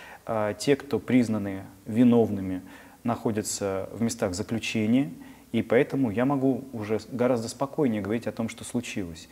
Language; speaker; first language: Russian; native; Russian